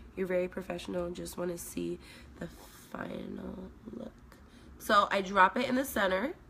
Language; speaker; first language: English; non-native, fluent; Swedish